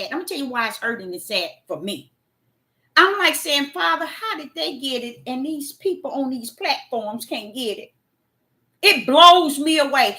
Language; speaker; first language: English; native; English